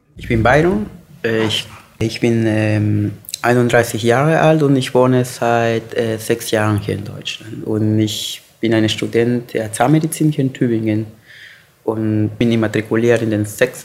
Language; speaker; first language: German; non-native, fluent; Spanish